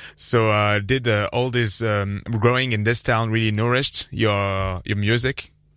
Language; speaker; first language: English; non-native, fluent; French